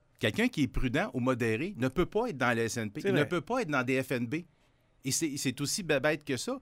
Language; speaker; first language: French; native; French